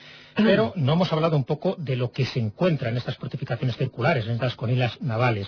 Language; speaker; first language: Spanish; native; Spanish